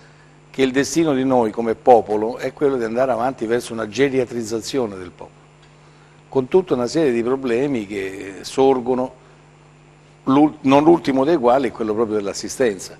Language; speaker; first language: Italian; native; Italian